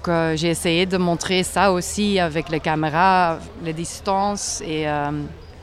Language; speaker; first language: French; non-native, local second language; Dutch